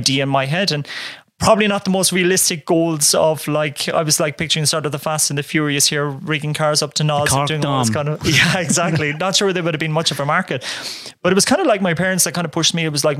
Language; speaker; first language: English; native; English